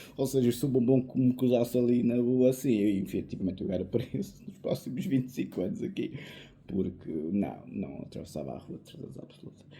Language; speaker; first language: Portuguese; native; Portuguese